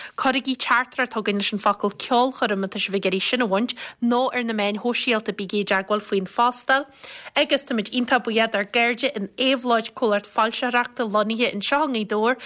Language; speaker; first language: Irish; native; Irish